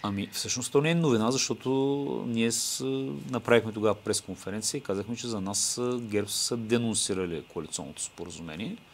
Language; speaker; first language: Bulgarian; native; Bulgarian